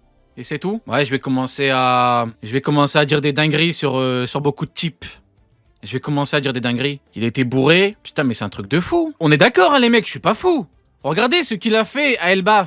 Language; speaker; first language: French; native; French